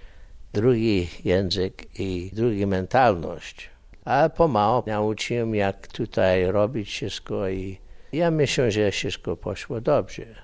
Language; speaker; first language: Polish; early bilingual, heritage; English